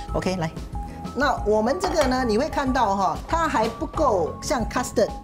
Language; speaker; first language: Chinese; native; Chinese